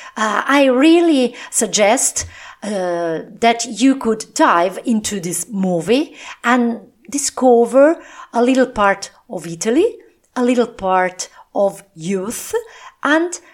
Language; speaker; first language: English; non-native, fluent; Italian